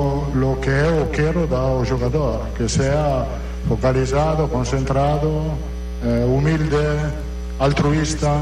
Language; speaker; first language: Portuguese; non-native, learner; Italian